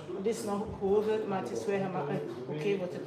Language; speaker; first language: Dutch; non-native, fluent; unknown